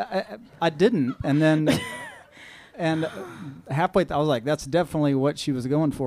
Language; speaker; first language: English; native; English